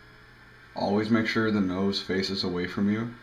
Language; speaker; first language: English; native; English